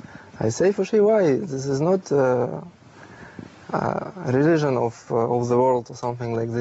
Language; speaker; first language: English; non-native, learner; Russian